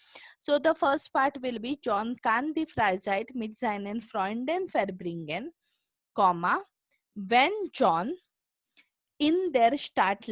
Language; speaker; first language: German; non-native, fluent; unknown